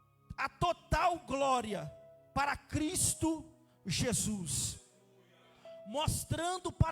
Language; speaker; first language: Portuguese; native; Portuguese